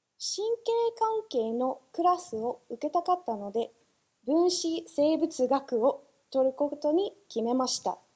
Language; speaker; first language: Japanese; non-native, fluent; English